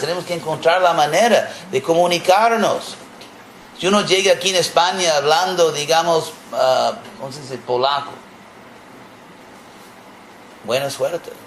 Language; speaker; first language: Spanish; non-native, fluent; English